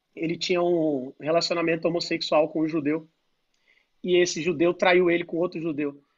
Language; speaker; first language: Portuguese; native; Portuguese